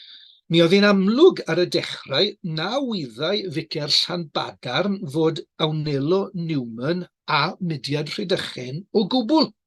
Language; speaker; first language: Welsh; native; Welsh